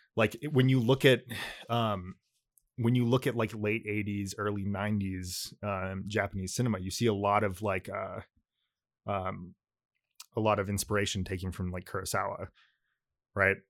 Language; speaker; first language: English; early bilingual, other home language; Japanese